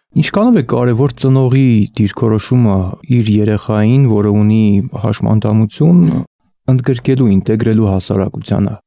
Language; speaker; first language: Armenian; native; Armenian